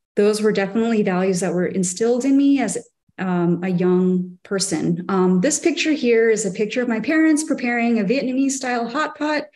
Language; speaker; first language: English; native; English